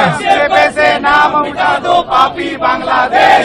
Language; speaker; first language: Hindi; non-native, local second language; Marathi